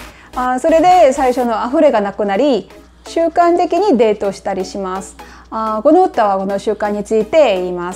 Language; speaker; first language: Japanese; non-native, fluent; Korean